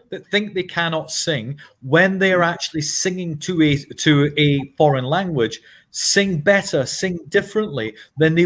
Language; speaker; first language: English; native; English